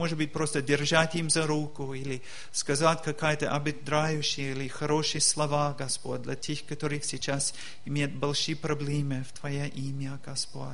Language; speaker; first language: Russian; non-native, learner; English